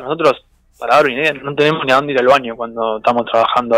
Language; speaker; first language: Spanish; native; Spanish